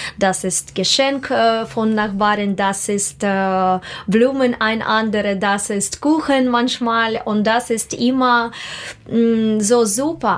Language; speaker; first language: German; non-native, learner; Russian